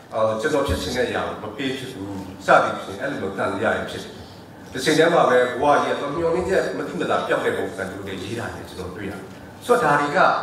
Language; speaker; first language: Burmese; non-native, local second language; S'gaw Karen